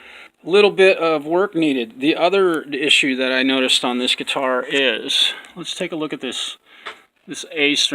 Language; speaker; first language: English; native; English